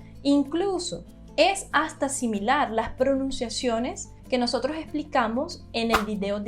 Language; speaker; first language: Spanish; non-native, fluent; Portuguese